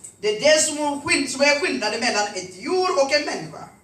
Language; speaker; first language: Swedish; non-native, fluent; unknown